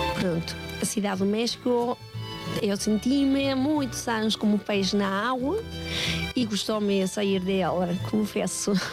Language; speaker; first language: Portuguese; non-native, fluent; Spanish